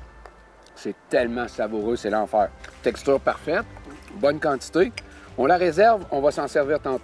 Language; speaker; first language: French; native; French